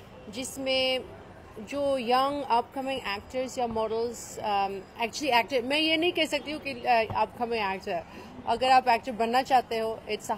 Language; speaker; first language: Hindi; early bilingual, heritage; Hindi